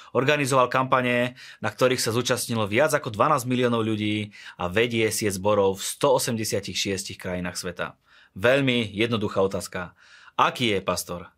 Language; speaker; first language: Slovak; native; Slovak